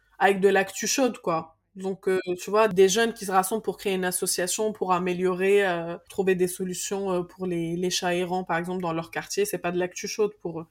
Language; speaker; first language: French; early bilingual, other home language; Arabic